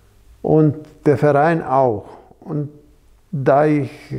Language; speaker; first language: German; non-native, fluent; Greek